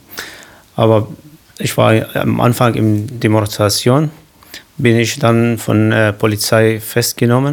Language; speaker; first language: German; non-native, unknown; Kurdish